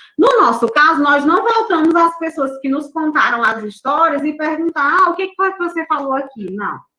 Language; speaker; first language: Portuguese; non-native, local second language; Kabuverdianu